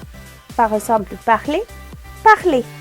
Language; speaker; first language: French; non-native, learner; Spanish